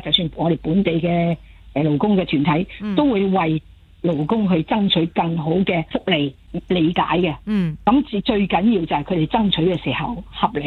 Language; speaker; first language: Cantonese; native; Cantonese